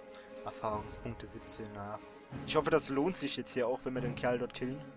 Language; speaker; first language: German; native; German